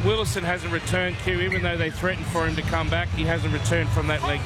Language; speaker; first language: English; native; English